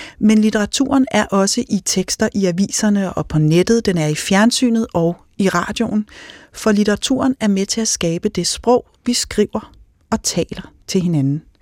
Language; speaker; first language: Danish; native; Danish